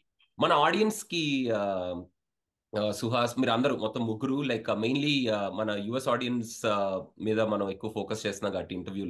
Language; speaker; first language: Telugu; native; Telugu